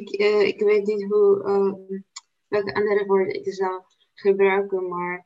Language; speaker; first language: Dutch; non-native, learner; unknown